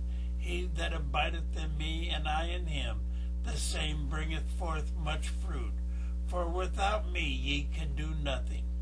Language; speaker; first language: English; native; English